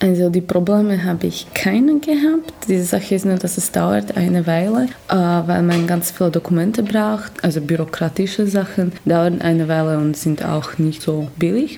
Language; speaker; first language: German; non-native, fluent; Slovak